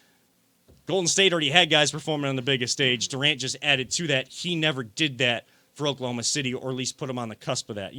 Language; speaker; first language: English; native; English